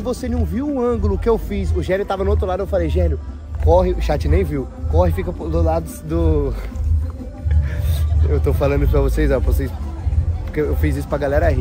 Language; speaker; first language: Portuguese; native; Portuguese